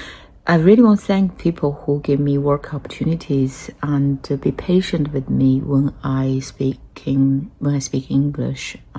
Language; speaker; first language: English; non-native, fluent; Chinese